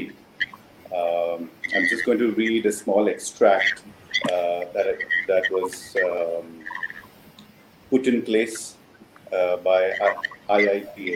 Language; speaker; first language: English; non-native, local second language; Hindi